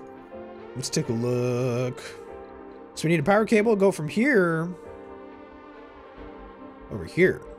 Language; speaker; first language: English; native; English